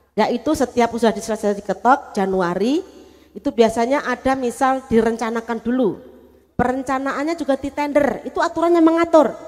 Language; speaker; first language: Indonesian; non-native, local second language; Javanese